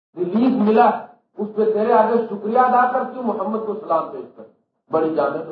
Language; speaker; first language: Urdu; non-native, local second language; Punjabi